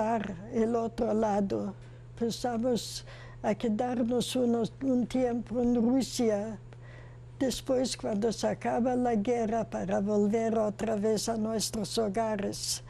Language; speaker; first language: Spanish; non-native, fluent; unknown